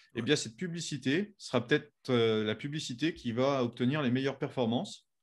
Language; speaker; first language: French; native; French